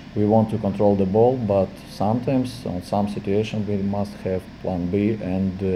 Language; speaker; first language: English; non-native, fluent; Latvian